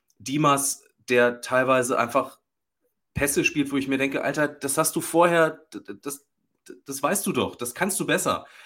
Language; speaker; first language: German; native; German